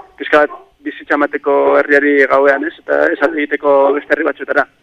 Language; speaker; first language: Basque; non-native, local second language; Spanish